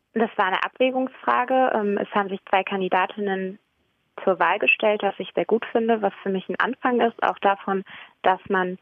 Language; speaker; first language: German; native; German